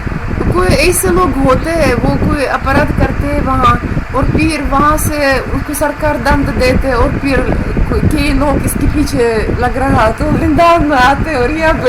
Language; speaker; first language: Hindi; non-native, fluent; Russian